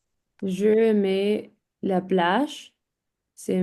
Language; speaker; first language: French; non-native, learner; English